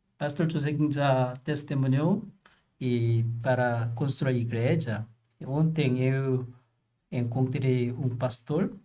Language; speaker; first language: Portuguese; non-native, fluent; Korean